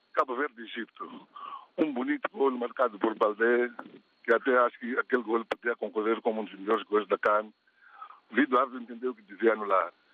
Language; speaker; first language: Portuguese; non-native, local second language; Tsonga